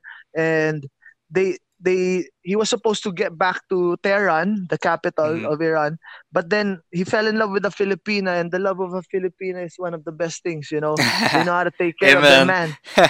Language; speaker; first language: English; non-native, local second language; Filipino